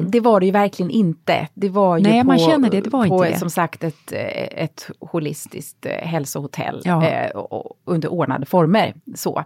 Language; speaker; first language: Swedish; native; Swedish